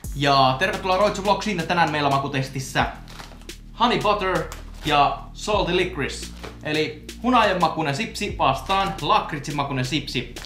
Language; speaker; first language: Finnish; early bilingual, other home language; Russian